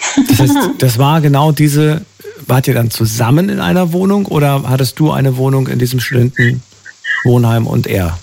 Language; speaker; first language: German; native; German